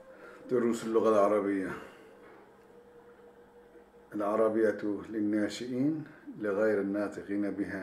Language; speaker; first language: Arabic; non-native, fluent; Turkish